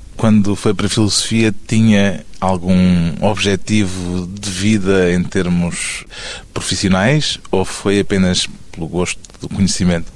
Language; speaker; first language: Portuguese; native; Portuguese